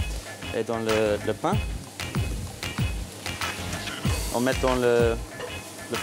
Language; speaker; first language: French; non-native, learner; English